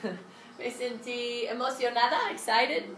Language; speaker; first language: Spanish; non-native, learner; English